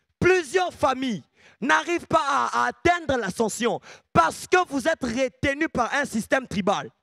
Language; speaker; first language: French; non-native, local second language; Lingala